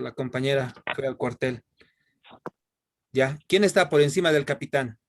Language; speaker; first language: Spanish; native; Spanish